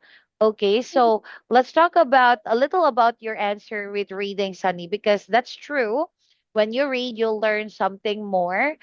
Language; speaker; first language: English; non-native, fluent; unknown